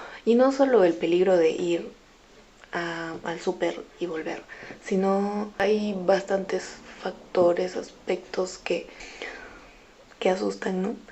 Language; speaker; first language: Spanish; native; Spanish